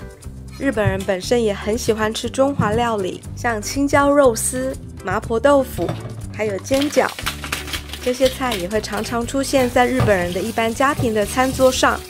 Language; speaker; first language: Chinese; non-native, fluent; Japanese